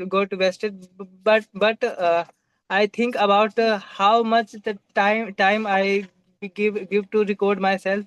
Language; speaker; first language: English; non-native, local second language; Hindi